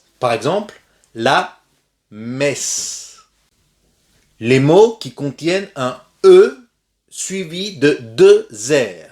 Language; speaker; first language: French; non-native, fluent; Spanish